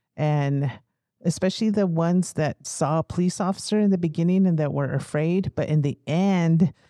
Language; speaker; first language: English; native; English